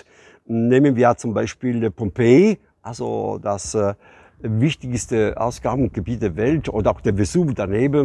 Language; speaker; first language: German; non-native, fluent; Italian